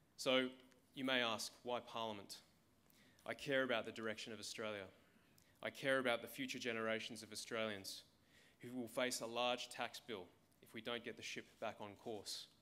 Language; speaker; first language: English; native; English